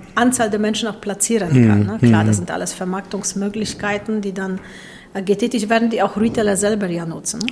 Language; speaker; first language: German; non-native, fluent; Polish